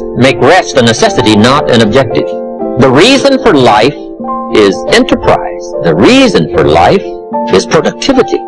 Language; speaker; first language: English; native; English